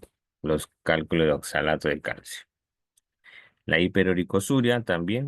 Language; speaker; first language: Spanish; native; Spanish